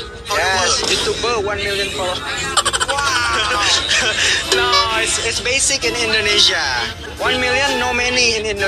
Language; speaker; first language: English; non-native, learner; Sundanese